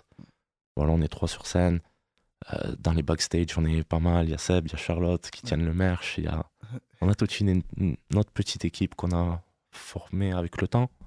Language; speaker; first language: French; native; French